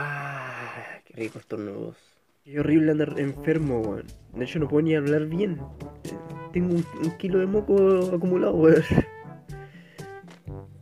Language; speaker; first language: Spanish; native; Spanish